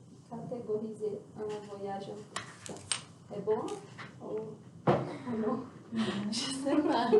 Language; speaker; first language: French; non-native, learner; Portuguese